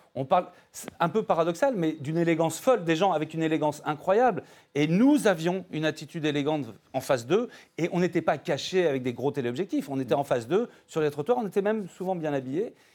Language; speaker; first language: French; native; French